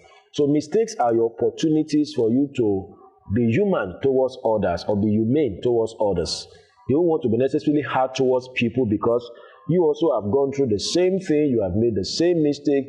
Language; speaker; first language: English; non-native, local second language; Yoruba